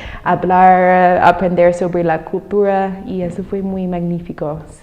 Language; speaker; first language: Spanish; non-native, fluent; English